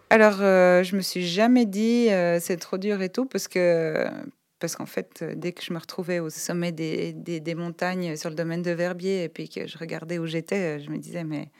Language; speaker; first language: French; native; French